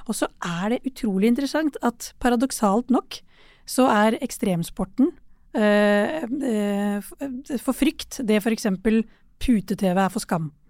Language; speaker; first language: Norwegian; early bilingual, other home language; Urdu